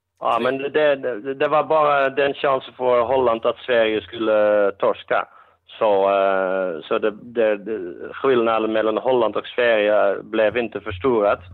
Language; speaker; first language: Swedish; non-native, fluent; Dutch